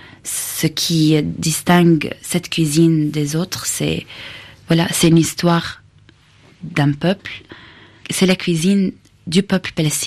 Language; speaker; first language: French; non-native, fluent; Arabic